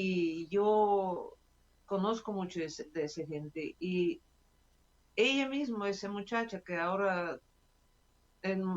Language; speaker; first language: Spanish; non-native, fluent; Russian